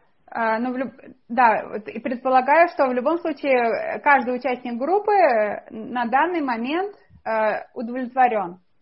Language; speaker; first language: Russian; native; Russian